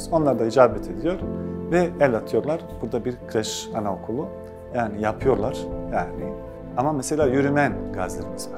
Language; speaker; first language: Turkish; non-native, fluent; Bosnian